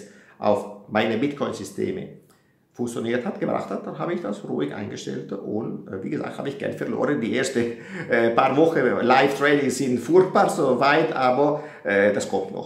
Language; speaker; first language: German; non-native, fluent; Italian